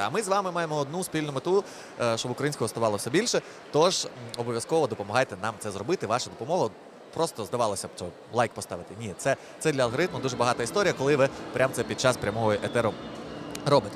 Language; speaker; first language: Ukrainian; native; Ukrainian